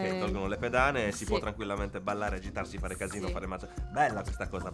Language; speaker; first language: Italian; native; Italian